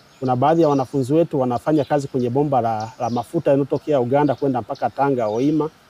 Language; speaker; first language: Swahili; native; Swahili